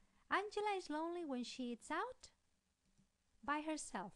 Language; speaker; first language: English; non-native, fluent; Catalan